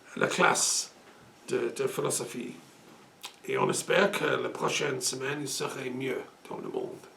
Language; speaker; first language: French; non-native, learner; English